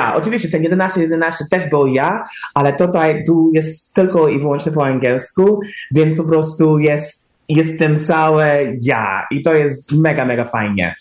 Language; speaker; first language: Polish; early bilingual, heritage; English